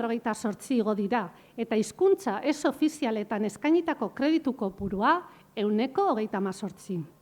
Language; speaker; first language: Basque; native; Basque